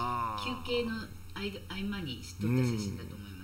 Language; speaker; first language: Japanese; native; Japanese